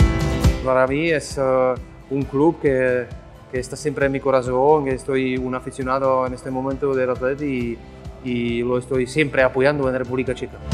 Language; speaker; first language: Spanish; non-native, fluent; Czech